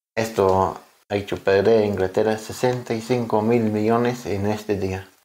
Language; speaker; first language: Spanish; non-native, learner; English